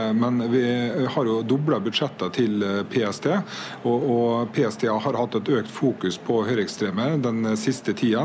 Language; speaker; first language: Norwegian; native; Norwegian